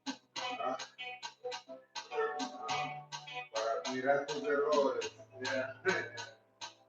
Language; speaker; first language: Spanish; non-native, learner; Portuguese